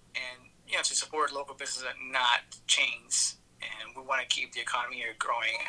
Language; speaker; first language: English; early bilingual, other home language; Spanish